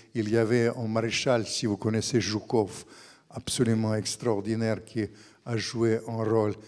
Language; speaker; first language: French; non-native, fluent; Ukrainian